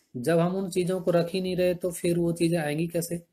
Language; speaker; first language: Hindi; native; Hindi